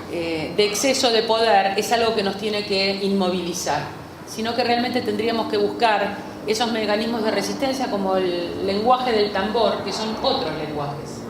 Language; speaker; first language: Spanish; native; Spanish